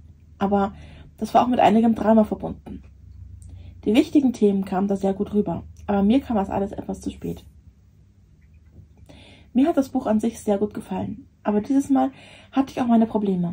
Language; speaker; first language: German; native; German